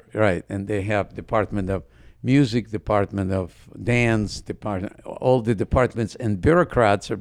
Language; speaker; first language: English; non-native, fluent; Ukrainian